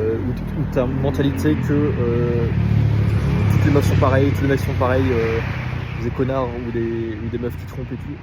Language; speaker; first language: French; native; French